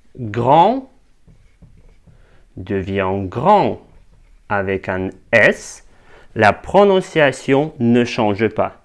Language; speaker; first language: French; non-native, fluent; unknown